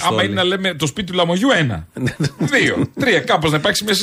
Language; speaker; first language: Greek; native; Greek